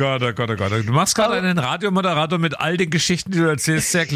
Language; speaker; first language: German; native; German